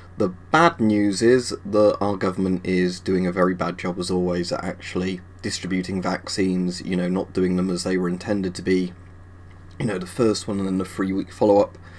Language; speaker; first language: English; native; English